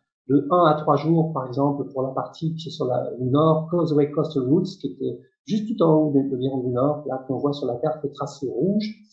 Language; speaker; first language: French; native; French